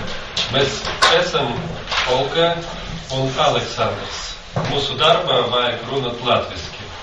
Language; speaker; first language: Latvian; non-native, learner; Russian